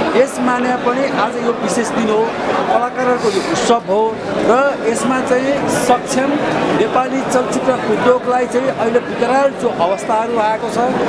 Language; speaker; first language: Nepali; native; Nepali